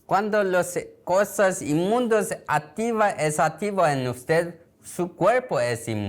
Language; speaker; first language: Spanish; non-native, learner; Korean